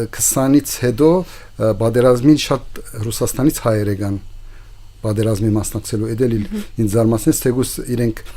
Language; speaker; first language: Armenian; early bilingual, heritage; Armenian